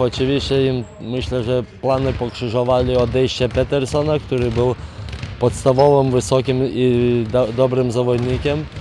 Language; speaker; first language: Polish; non-native, fluent; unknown